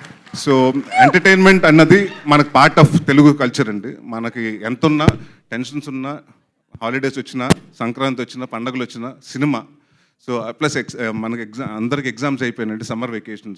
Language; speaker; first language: Telugu; native; Telugu